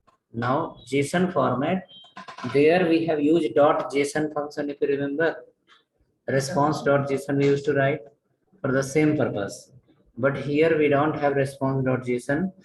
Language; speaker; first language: English; non-native, local second language; Telugu